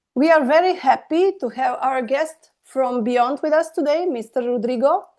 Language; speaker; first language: English; non-native, fluent; Slovenian